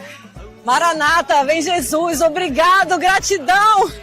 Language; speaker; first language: Portuguese; native; Portuguese